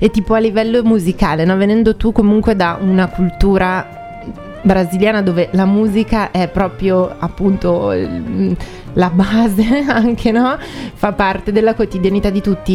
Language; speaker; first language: Italian; native; Italian